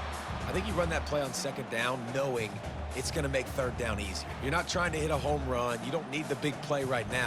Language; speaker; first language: English; native; English